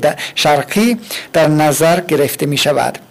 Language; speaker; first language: Persian; non-native, fluent; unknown